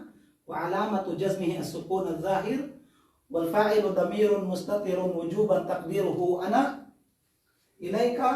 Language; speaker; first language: Arabic; non-native, fluent; Filipino